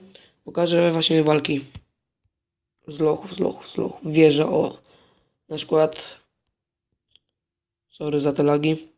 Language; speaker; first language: Polish; native; Polish